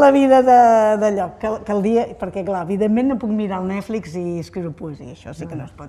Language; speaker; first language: Catalan; native; Catalan